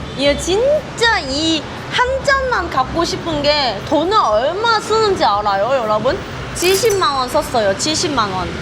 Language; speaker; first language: Korean; non-native, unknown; Vietnamese